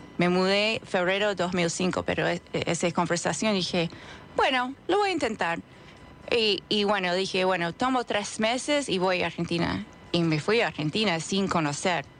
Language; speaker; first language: Spanish; non-native, fluent; English